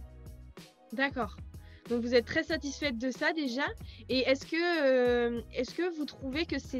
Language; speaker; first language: French; native; French